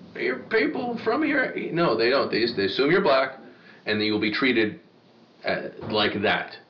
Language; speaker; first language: English; native; English